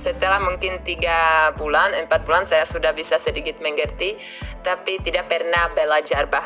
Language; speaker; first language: Indonesian; non-native, fluent; Czech